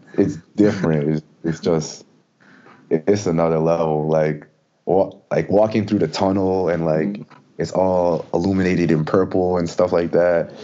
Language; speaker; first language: English; native; English